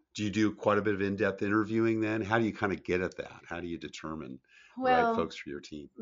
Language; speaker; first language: English; native; English